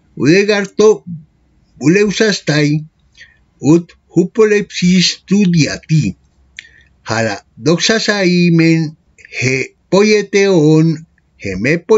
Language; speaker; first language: Greek; non-native, fluent; Spanish